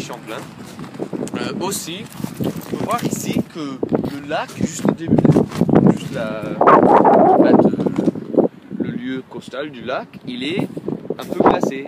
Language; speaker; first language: French; non-native, fluent; English